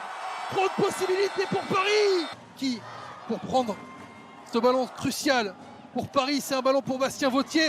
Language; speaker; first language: French; native; French